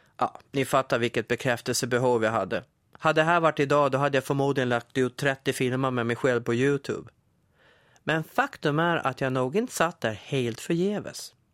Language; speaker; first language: Swedish; native; Swedish